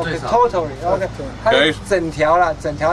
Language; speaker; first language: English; non-native, learner; Chinese